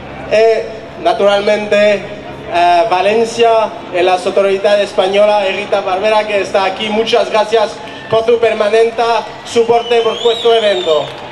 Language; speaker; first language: Spanish; non-native, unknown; French